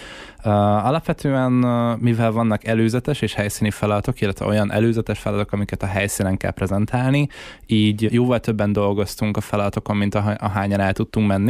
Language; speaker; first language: Hungarian; native; Hungarian